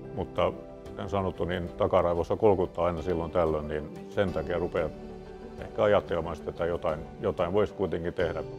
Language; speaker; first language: Finnish; early bilingual, other home language; Swedish